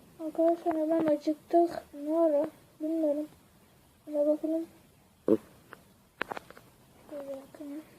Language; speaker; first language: Turkish; native; Turkish